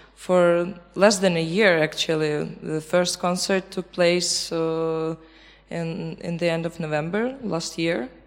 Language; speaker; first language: English; non-native, fluent; Belarusian